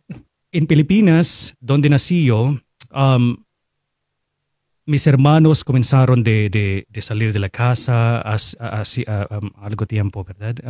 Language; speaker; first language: Spanish; non-native, fluent; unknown